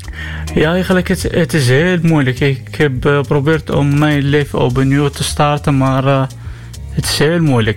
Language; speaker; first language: Dutch; non-native, learner; Arabic